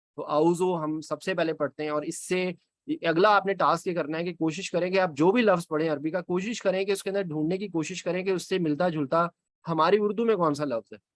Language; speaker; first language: Urdu; native; Urdu